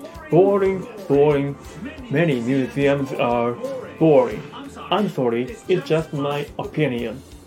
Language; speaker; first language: English; non-native, learner; Japanese